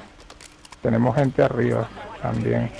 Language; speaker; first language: Spanish; native; Spanish